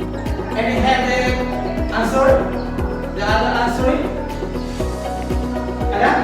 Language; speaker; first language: English; non-native, learner; Indonesian